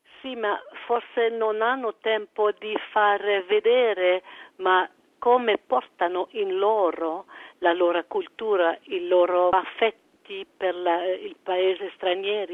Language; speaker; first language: Italian; early bilingual, heritage; French